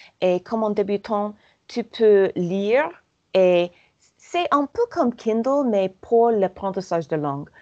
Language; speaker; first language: French; non-native, learner; English